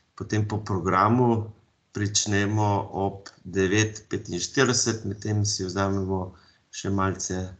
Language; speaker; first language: Slovenian; native; Slovenian